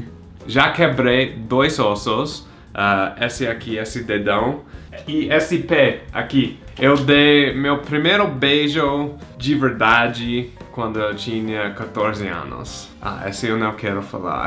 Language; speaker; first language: Portuguese; non-native, fluent; English